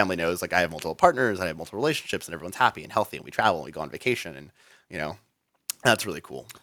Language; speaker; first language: English; native; English